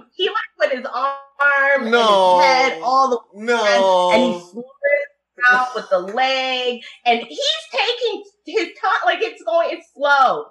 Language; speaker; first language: English; early bilingual, other home language; Italian